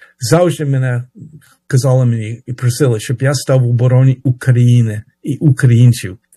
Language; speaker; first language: Ukrainian; early bilingual, heritage; Ukrainian